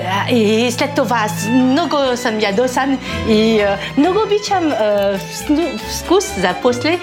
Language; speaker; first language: Bulgarian; non-native, learner; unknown